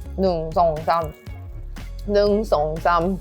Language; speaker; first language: Thai; non-native, learner; Korean